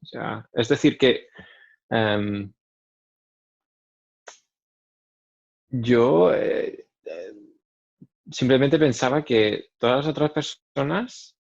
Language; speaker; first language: Spanish; non-native, fluent; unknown